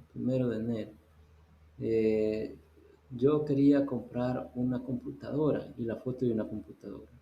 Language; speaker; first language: Spanish; native; Spanish